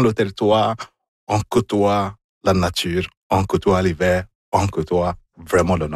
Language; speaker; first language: French; non-native, fluent; Igbo